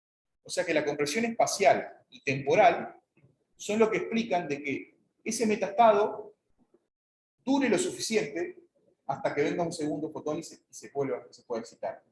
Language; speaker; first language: Spanish; native; Spanish